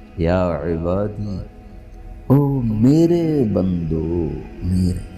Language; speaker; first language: Urdu; non-native, local second language; Punjabi